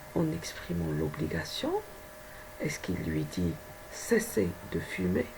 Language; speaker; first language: French; non-native, local second language; Arabic